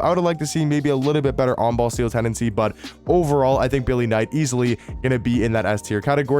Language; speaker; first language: English; native; English